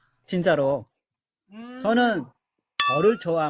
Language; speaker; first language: Korean; non-native, learner; Nepali